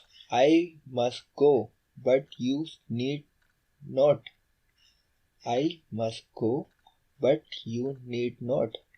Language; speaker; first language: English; non-native, learner; Urdu